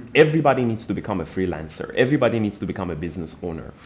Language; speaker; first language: English; non-native, fluent; Persian